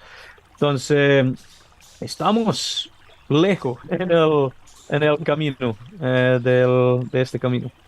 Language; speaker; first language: Spanish; non-native, learner; English